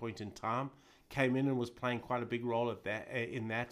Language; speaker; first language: English; native; English